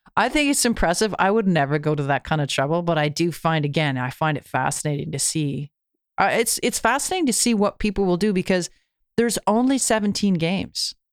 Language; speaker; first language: English; native; English